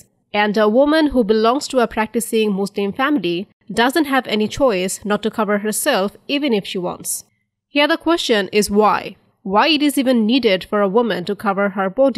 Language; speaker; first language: English; non-native, fluent; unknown